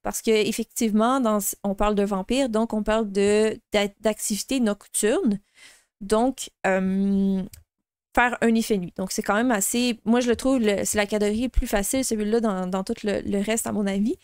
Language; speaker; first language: French; native; French